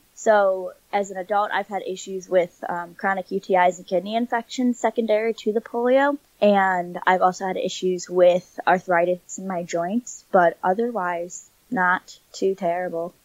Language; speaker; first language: English; native; English